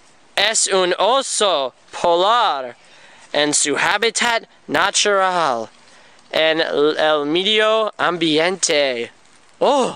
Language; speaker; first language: Spanish; non-native, learner; English